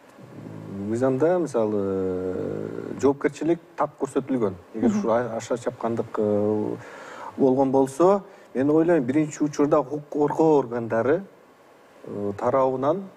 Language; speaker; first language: Kyrgyz; native; Kyrgyz